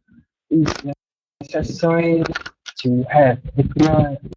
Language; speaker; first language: English; non-native, learner; Vietnamese